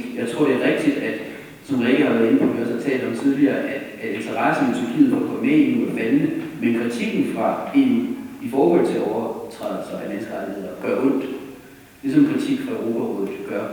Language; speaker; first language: Danish; native; Danish